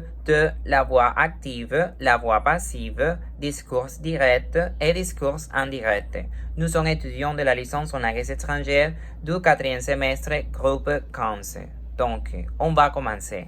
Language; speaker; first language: French; non-native, learner; Spanish